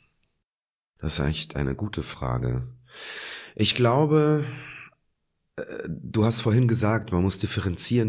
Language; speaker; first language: German; native; German